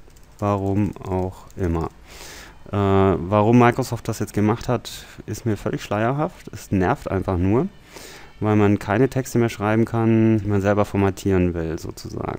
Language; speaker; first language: German; native; German